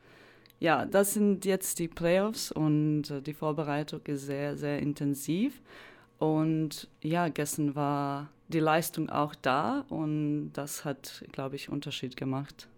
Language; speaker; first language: German; non-native, fluent; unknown